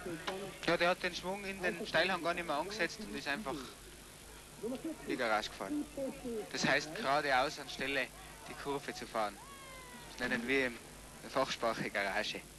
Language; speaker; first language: German; native; German